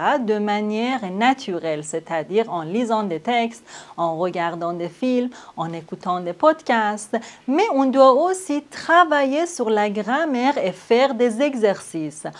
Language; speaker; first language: French; non-native, fluent; Persian